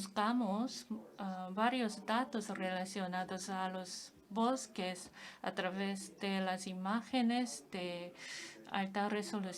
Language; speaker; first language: Spanish; non-native, fluent; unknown